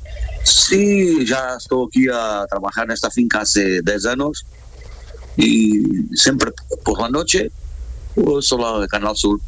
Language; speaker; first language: Spanish; non-native, learner; Portuguese